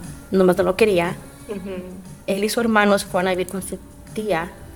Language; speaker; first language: Spanish; early bilingual, other home language; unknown